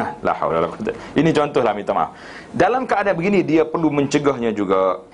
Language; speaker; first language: Malay; native; Malay